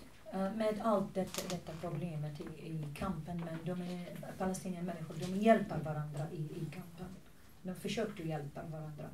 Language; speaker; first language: Swedish; non-native, fluent; Arabic